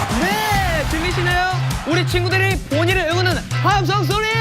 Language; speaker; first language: Korean; native; Korean